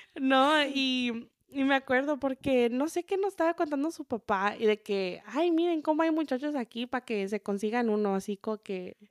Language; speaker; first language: Spanish; early bilingual, heritage; Spanish